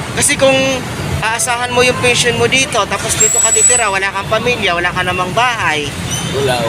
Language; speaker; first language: Filipino; native; Filipino